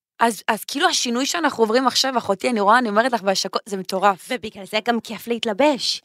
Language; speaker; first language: Hebrew; native; Hebrew